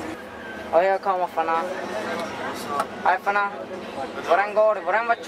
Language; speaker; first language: Danish; early bilingual, other home language; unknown